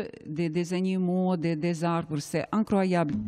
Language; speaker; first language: French; non-native, fluent; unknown